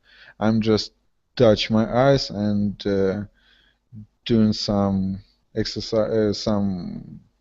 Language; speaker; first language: English; non-native, learner; Russian